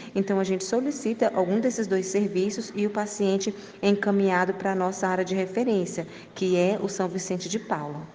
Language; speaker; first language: Portuguese; native; Portuguese